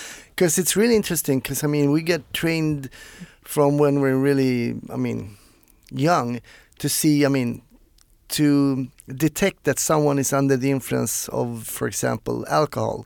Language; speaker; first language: English; non-native, fluent; Swedish